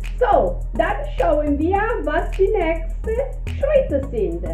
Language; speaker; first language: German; non-native, learner; Italian